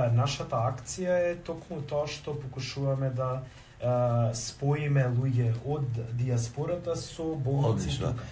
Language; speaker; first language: Macedonian; early bilingual, heritage; Macedonian